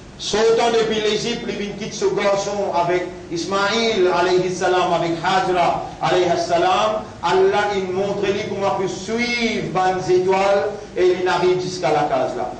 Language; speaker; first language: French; non-native, local second language; Morisyen